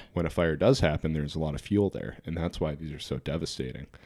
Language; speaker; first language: English; native; English